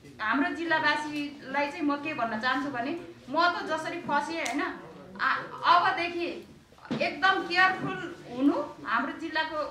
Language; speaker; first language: Nepali; non-native, local second language; Eastern Tamang